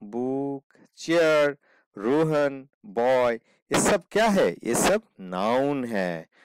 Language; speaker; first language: Hindi; non-native, local second language; Bangla